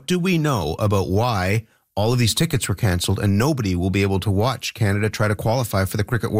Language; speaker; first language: English; native; English